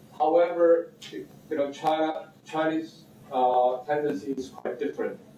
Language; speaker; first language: English; non-native, fluent; Korean